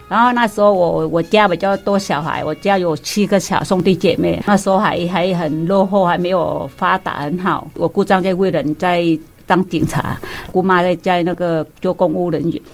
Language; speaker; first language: Chinese; non-native, fluent; Vietnamese